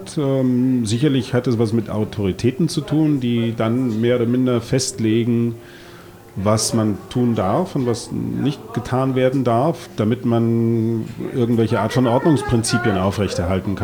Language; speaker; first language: German; native; German